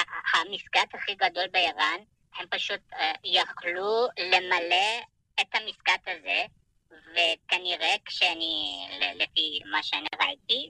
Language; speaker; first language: Hebrew; non-native, fluent; Persian